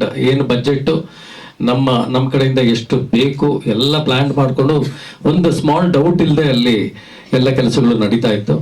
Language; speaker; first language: Kannada; native; Kannada